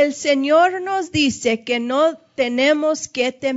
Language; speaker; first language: Spanish; non-native, fluent; English